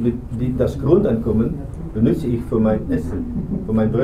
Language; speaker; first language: German; non-native, learner; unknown